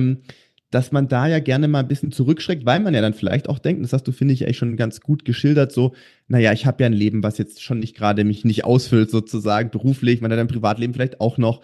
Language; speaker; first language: German; native; German